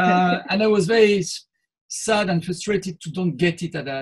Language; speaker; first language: English; non-native, fluent; French